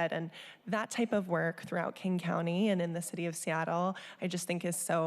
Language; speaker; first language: English; native; English